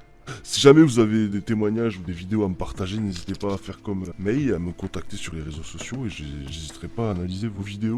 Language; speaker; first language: French; native; French